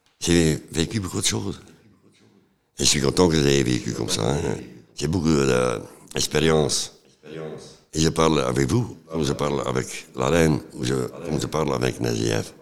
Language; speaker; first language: French; non-native, local second language; Dutch